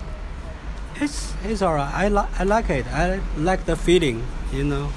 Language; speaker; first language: English; non-native, fluent; Chinese